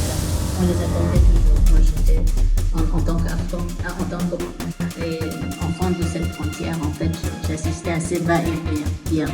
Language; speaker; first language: French; non-native, fluent; Persian